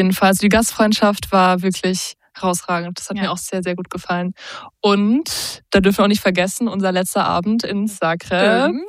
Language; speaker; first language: German; native; German